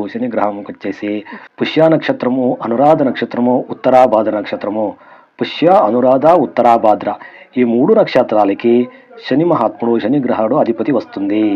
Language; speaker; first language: Telugu; non-native, local second language; Kannada